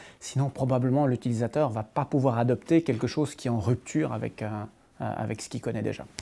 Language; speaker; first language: French; native; French